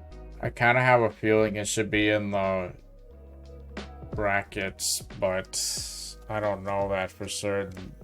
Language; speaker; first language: English; native; English